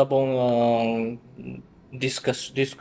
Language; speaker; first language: French; non-native, learner; Japanese